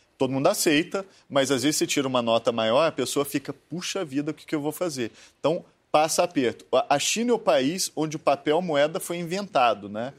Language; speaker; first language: Portuguese; native; Portuguese